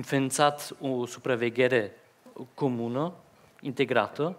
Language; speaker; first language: Romanian; non-native, fluent; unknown